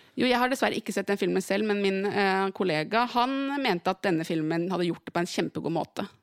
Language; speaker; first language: Norwegian; native; Norwegian